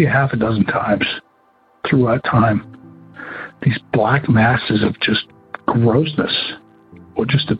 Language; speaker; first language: English; native; English